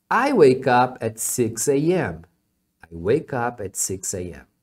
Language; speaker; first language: English; non-native, fluent; Portuguese